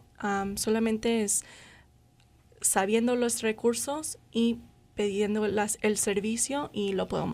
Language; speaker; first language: Spanish; non-native, learner; English